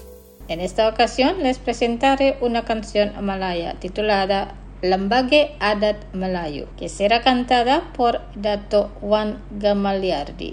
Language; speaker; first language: Spanish; non-native, fluent; Indonesian